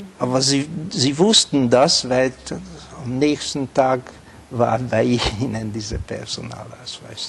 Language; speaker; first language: German; non-native, fluent; Hungarian